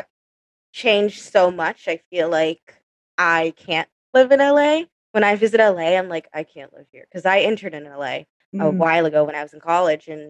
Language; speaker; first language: English; native; English